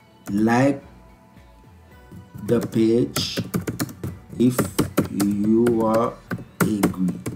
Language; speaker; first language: English; non-native, learner; Haitian Creole